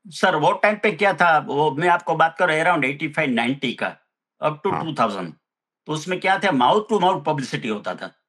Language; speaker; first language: Hindi; non-native, local second language; Gujarati